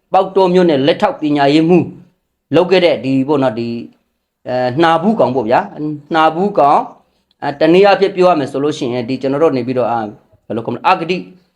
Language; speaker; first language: Burmese; non-native, local second language; Rohingya